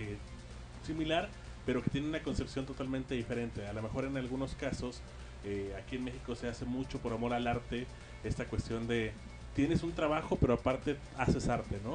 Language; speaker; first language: Spanish; native; Spanish